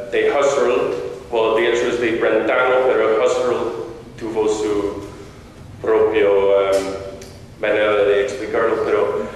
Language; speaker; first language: Spanish; non-native, fluent; English